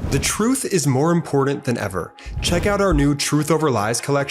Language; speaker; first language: English; native; English